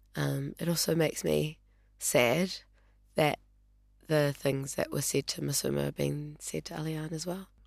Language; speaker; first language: English; early bilingual, other home language; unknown